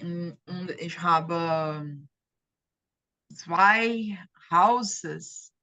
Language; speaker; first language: German; non-native, learner; Portuguese